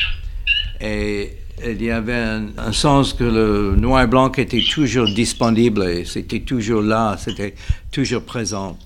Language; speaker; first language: French; non-native, fluent; English